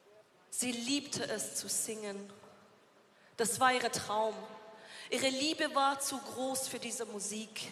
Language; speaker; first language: German; non-native, fluent; Persian